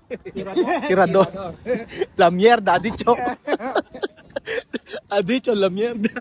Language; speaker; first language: Spanish; non-native, learner; Filipino